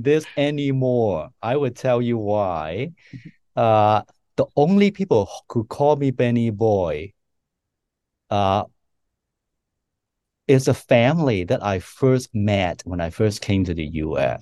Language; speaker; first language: English; non-native, local second language; Cantonese